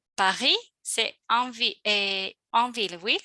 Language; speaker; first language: French; non-native, fluent; Spanish